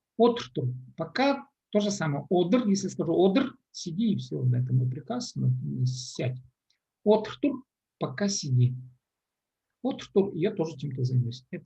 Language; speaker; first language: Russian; non-native, local second language; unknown